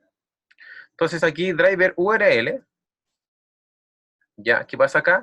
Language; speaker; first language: Spanish; native; Spanish